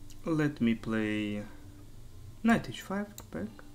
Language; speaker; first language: English; non-native, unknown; Ukrainian